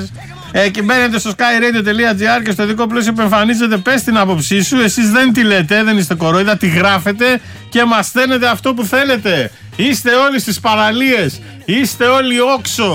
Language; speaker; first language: Greek; native; Greek